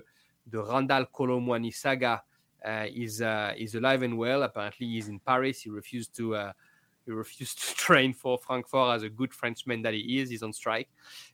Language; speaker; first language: English; non-native, fluent; French